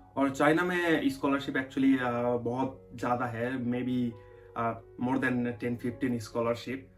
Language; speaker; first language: Hindi; non-native, fluent; Bangla